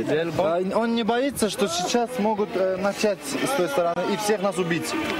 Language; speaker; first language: Russian; non-native, local second language; Azerbaijani